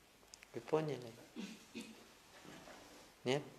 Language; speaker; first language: Russian; non-native, learner; Thai